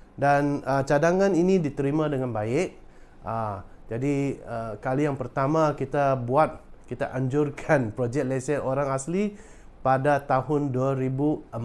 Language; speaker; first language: Malay; non-native, local second language; Chinese